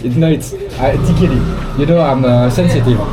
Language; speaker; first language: English; non-native, fluent; French